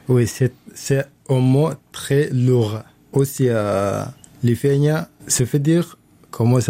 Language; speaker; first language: French; non-native, learner; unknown